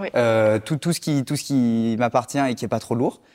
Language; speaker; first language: French; native; French